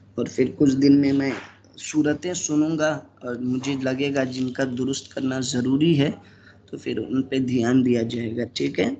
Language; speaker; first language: Urdu; native; Urdu